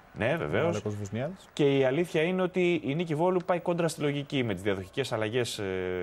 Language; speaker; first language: Greek; native; Greek